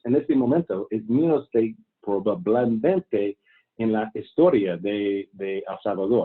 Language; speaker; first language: Spanish; non-native, fluent; English